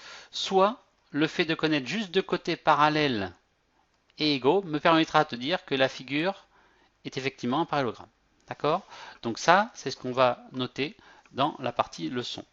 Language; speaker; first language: French; native; French